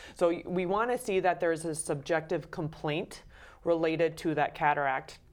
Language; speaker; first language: English; native; English